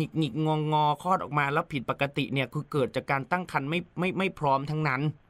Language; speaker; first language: Thai; native; Thai